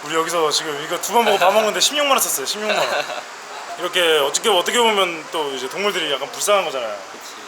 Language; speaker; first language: Korean; native; Korean